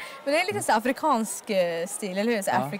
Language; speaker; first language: Swedish; native; Swedish